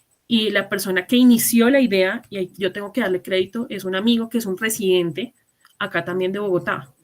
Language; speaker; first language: Spanish; native; Spanish